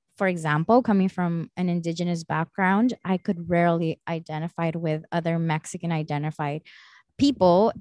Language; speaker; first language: English; early bilingual, other home language; Spanish